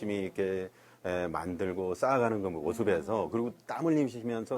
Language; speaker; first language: Korean; native; Korean